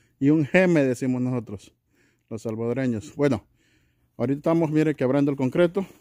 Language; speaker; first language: Spanish; native; Spanish